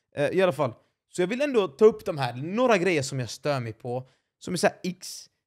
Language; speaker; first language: Swedish; early bilingual, other home language; Arabic